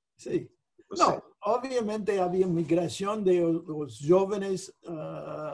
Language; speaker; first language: Portuguese; non-native, fluent; English